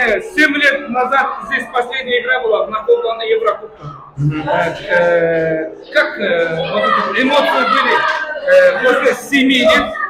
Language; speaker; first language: Russian; non-native, local second language; Kazakh